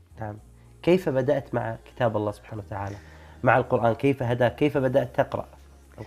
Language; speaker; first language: Arabic; native; Arabic